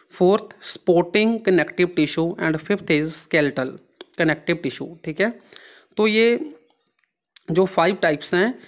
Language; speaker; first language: Hindi; non-native, local second language; Punjabi